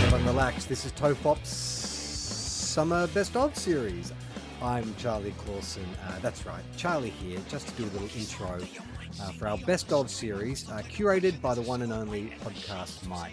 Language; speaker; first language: English; native; English